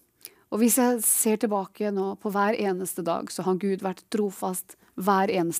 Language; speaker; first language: Norwegian; native; Norwegian